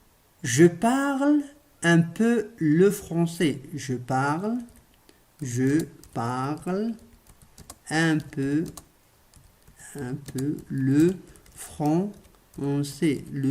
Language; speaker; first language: French; non-native, local second language; Arabic